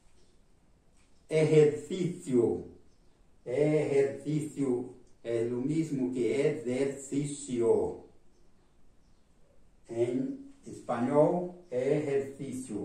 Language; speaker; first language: Spanish; non-native, fluent; Portuguese